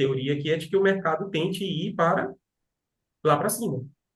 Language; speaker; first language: Portuguese; native; Portuguese